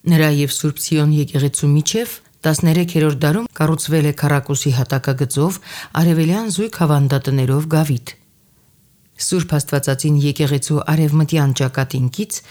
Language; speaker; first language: Armenian; native; Armenian